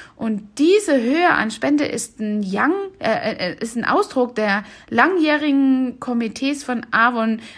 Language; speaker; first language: German; native; German